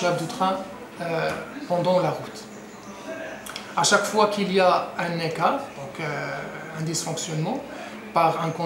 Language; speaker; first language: French; non-native, local second language; Arabic